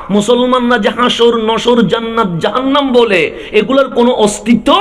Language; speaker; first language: Bangla; non-native, local second language; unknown